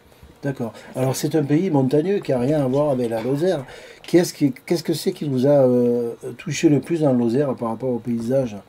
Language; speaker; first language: French; native; French